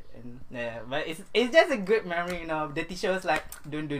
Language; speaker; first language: English; non-native, local second language; Malay